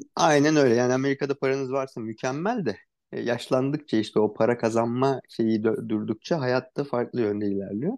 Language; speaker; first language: Turkish; native; Turkish